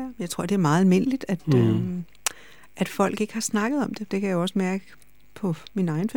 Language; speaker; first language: Danish; native; Danish